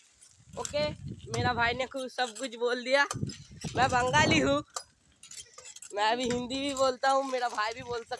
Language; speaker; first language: Hindi; non-native, local second language; Bangla